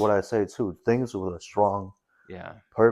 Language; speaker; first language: English; native; English